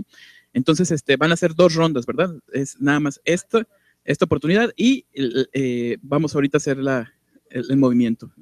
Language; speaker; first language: Spanish; native; Spanish